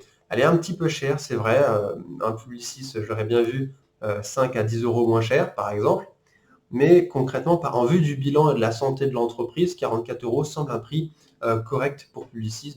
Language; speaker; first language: French; native; French